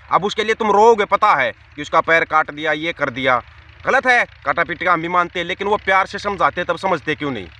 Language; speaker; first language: Hindi; non-native, local second language; Punjabi